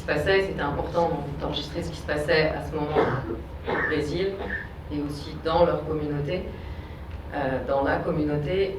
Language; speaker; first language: French; native; French